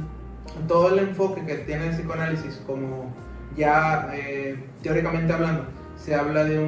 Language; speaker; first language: Spanish; native; Spanish